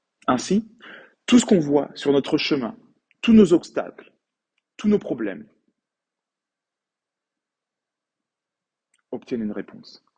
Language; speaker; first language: French; native; French